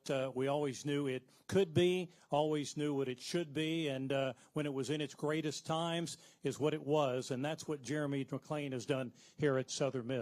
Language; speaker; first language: English; native; English